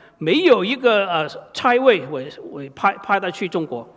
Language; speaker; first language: Chinese; native; Chinese